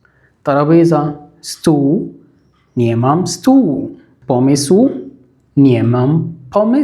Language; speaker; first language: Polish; non-native, fluent; Arabic